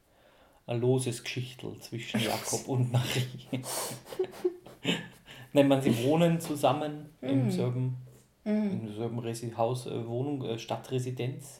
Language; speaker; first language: German; native; German